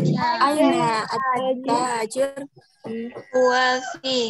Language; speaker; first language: Arabic; non-native, learner; Indonesian